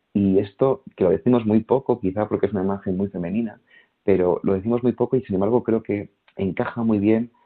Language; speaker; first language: Spanish; native; Spanish